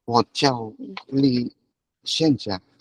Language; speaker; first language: Chinese; non-native, learner; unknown